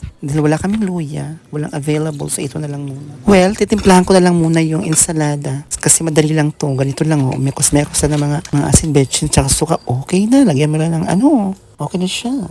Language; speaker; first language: Filipino; native; Filipino